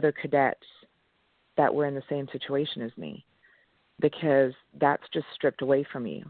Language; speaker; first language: English; non-native, local second language; French